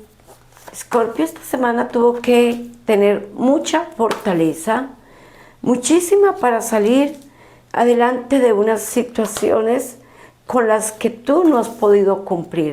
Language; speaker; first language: Spanish; native; Spanish